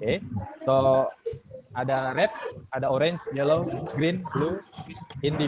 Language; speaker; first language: English; non-native, fluent; Indonesian